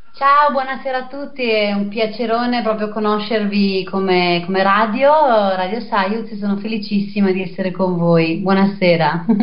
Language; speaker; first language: Italian; native; Italian